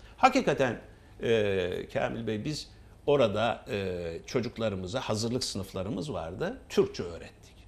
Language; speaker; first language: Turkish; native; Turkish